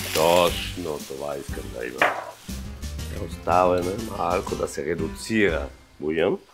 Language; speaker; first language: Bulgarian; non-native, fluent; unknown